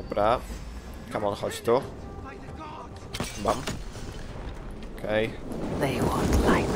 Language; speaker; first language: Polish; native; Polish